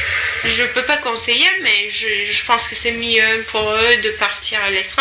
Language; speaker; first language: French; non-native, fluent; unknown